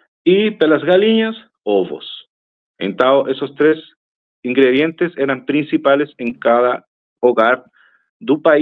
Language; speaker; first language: Portuguese; non-native, fluent; Spanish